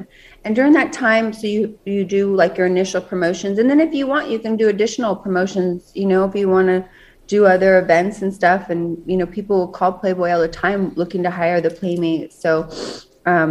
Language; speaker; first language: English; native; English